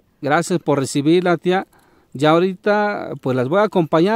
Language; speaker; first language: Spanish; native; Spanish